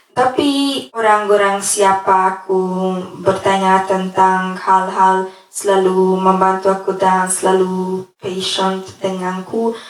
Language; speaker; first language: Indonesian; non-native, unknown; Hungarian